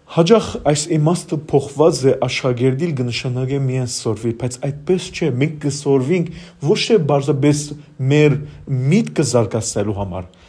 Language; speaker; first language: Armenian; native; Armenian